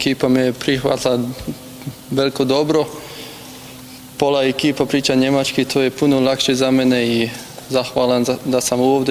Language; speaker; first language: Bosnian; early bilingual, heritage; German